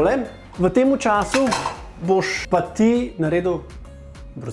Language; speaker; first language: Slovenian; native; Slovenian